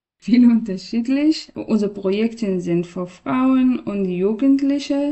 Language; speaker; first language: German; non-native, learner; Persian